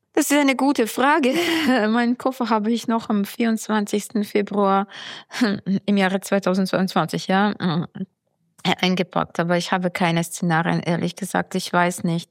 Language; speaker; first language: German; non-native, fluent; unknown